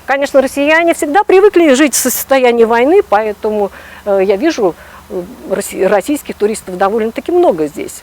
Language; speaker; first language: Russian; non-native, local second language; Ukrainian